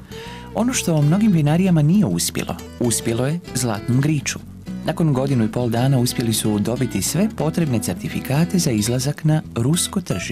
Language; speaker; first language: Croatian; native; Croatian